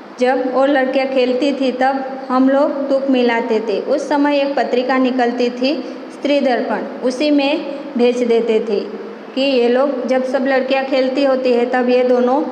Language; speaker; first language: Hindi; non-native, local second language; Gujarati